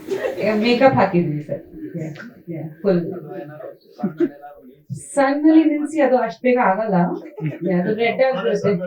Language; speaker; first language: Kannada; non-native, fluent; Bangla